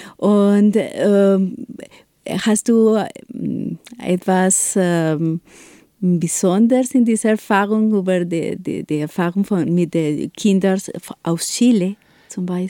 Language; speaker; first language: German; non-native, learner; Spanish